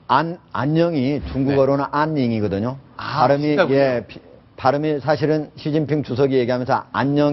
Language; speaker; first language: Korean; native; Korean